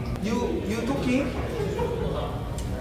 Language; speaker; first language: English; non-native, learner; Korean